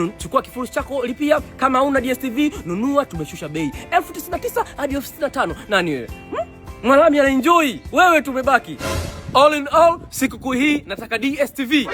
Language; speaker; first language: Swahili; native; Swahili